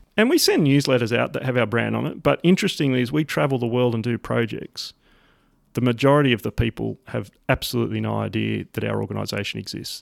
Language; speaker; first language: English; native; English